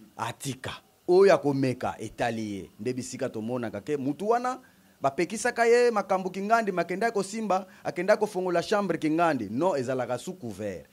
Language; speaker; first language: Lingala; non-native, local second language; Kongo